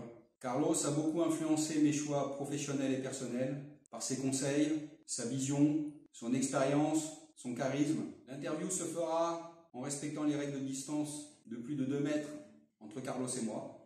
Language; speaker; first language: French; native; French